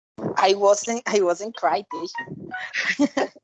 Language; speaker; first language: English; non-native, learner; Spanish